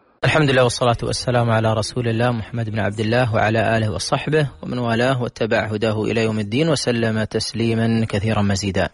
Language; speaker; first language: Arabic; native; Arabic